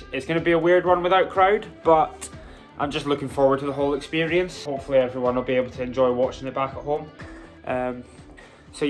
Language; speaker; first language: English; native; English